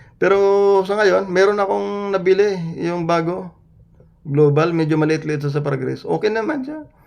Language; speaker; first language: Filipino; non-native, local second language; Hiligaynon